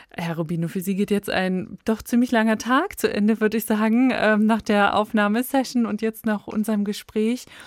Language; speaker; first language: German; native; German